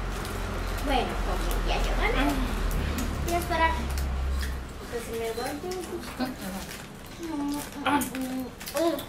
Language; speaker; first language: Spanish; early bilingual, other home language; Haitian Creole